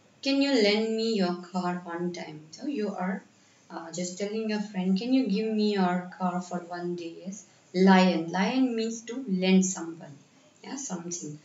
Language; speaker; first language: English; non-native, local second language; Hindi